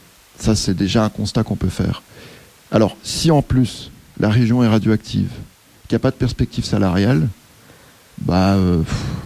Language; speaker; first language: French; native; French